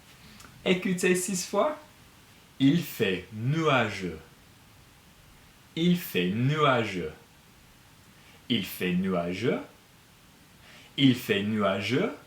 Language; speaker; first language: French; non-native, fluent; English